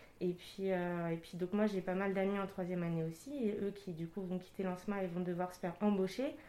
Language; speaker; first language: French; native; French